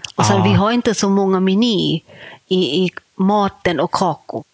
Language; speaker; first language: Swedish; non-native, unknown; Thai